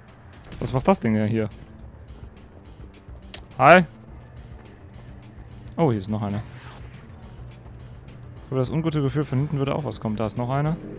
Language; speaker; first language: German; native; German